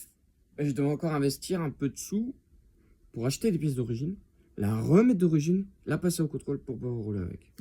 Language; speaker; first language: French; native; French